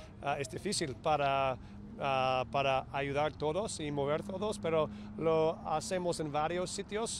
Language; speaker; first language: Spanish; non-native, fluent; English